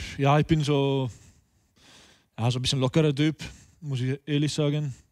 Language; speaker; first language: German; non-native, learner; Estonian